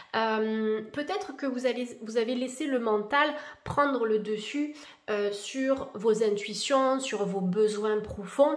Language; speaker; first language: French; native; French